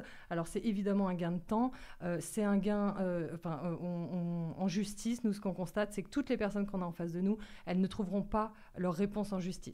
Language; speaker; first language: French; native; French